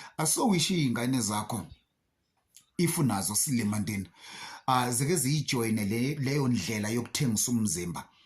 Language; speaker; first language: Zulu; native; Zulu